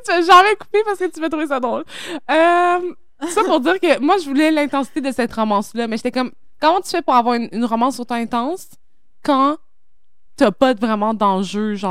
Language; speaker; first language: French; native; French